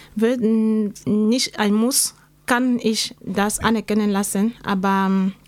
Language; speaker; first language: German; non-native, learner; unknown